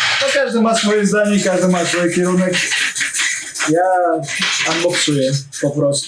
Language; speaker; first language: Polish; non-native, learner; Russian